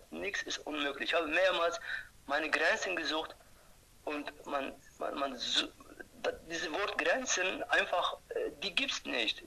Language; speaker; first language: German; non-native, fluent; Turkish